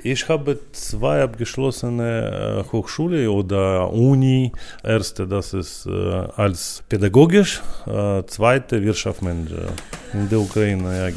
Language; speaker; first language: German; non-native, learner; Ukrainian